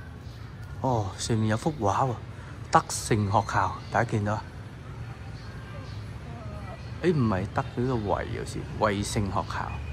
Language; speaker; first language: Chinese; early bilingual, heritage; Cantonese